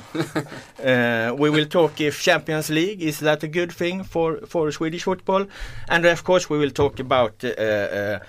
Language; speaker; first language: English; non-native, learner; Swedish